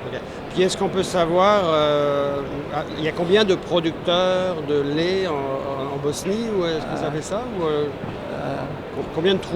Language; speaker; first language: French; native; French